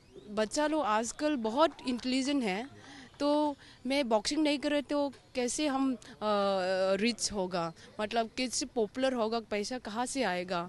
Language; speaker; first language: Hindi; non-native, local second language; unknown